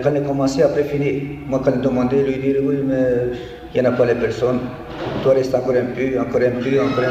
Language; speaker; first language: French; non-native, learner; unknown